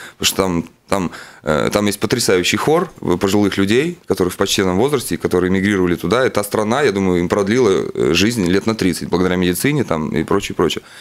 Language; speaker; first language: Russian; native; Russian